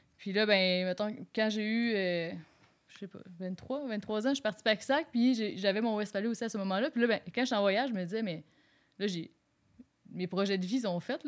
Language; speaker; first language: French; native; French